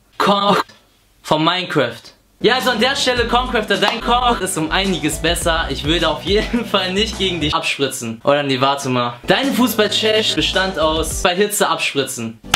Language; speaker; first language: German; early bilingual, other home language; Albanian